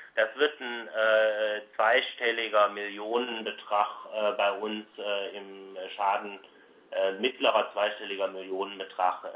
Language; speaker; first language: German; native; German